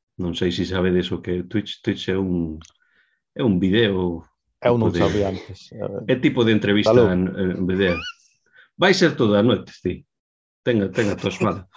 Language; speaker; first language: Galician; non-native, local second language; Spanish